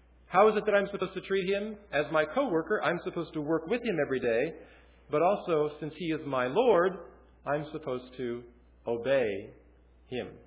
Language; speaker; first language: English; early bilingual, other home language; Chinese